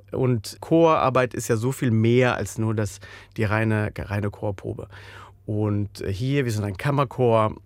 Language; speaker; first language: German; native; German